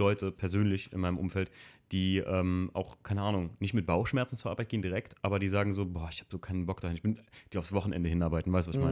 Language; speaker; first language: German; native; German